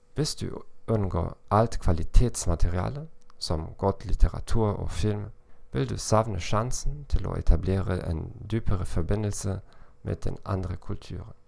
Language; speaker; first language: Norwegian; non-native, learner; German